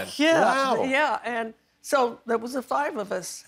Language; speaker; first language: English; native; English